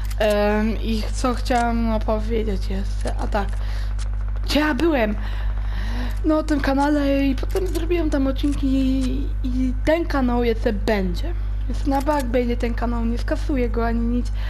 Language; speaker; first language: Polish; early bilingual, heritage; German